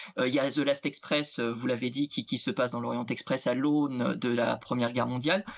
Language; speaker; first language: French; native; French